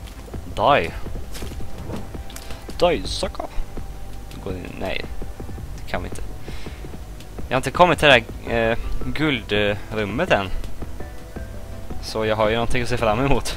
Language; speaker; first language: Swedish; native; Swedish